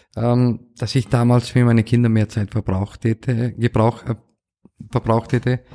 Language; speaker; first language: German; non-native, fluent; Romanian